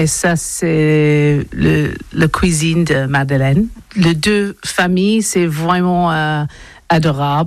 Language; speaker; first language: French; non-native, learner; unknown